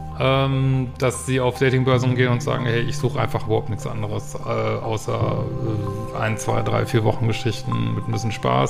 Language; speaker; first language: German; native; German